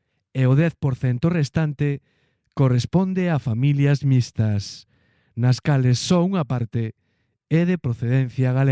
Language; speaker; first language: Galician; native; Galician